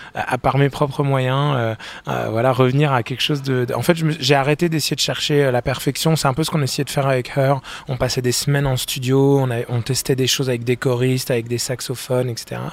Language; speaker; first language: French; native; French